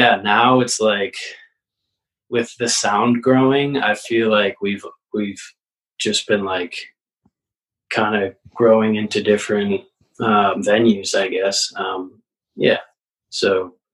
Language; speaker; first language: English; native; English